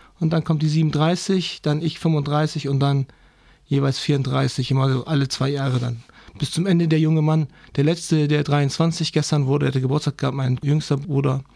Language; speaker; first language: German; early bilingual, other home language; Turkish